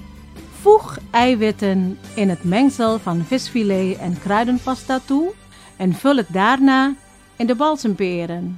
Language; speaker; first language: Dutch; non-native, fluent; Indonesian